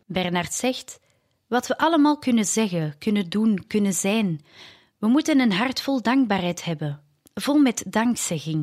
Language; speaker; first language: Dutch; native; Dutch